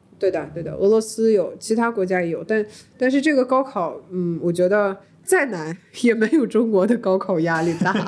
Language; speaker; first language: Chinese; early bilingual, heritage; Chinese